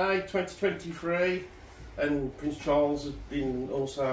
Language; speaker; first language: English; native; English